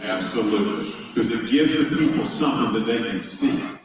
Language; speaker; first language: English; native; English